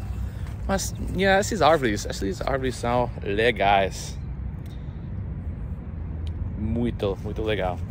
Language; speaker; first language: Portuguese; non-native, fluent; English